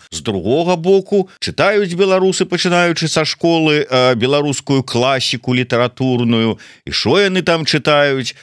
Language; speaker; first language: Belarusian; native; Belarusian